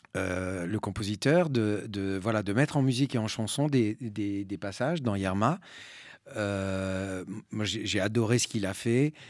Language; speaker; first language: French; early bilingual, other home language; Spanish